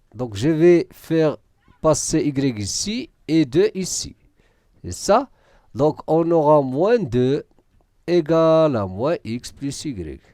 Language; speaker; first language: French; non-native, local second language; Arabic